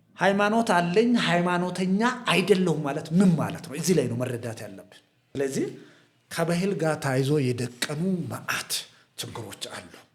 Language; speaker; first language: Amharic; non-native, local second language; Hadiyya